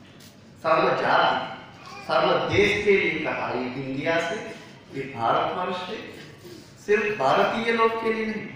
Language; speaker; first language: Hindi; non-native, learner; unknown